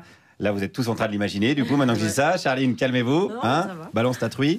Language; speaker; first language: French; native; French